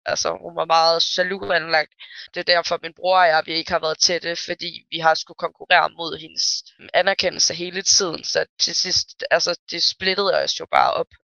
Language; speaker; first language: Danish; early bilingual, other home language; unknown